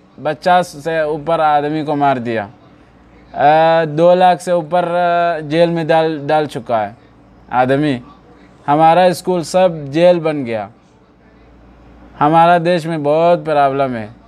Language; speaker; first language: Hindi; non-native, fluent; Oromo